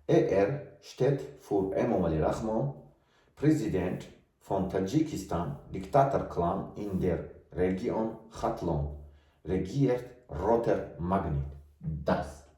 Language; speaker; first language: German; non-native, learner; Tajik